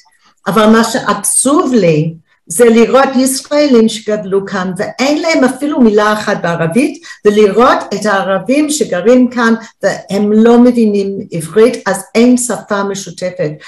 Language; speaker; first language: Hebrew; non-native, fluent; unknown